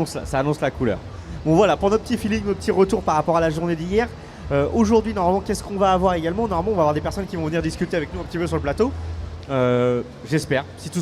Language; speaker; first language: French; native; French